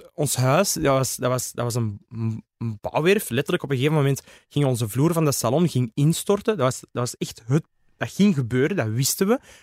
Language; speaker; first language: Dutch; early bilingual, other home language; Arabic